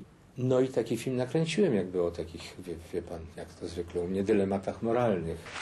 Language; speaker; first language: Polish; native; Polish